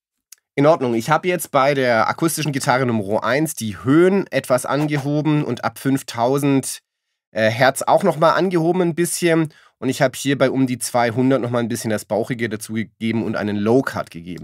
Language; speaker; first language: German; native; German